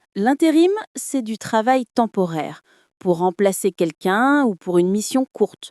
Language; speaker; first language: French; non-native, fluent; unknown